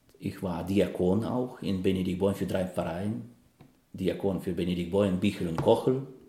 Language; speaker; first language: German; non-native, fluent; Russian